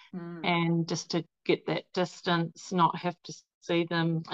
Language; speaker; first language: English; native; English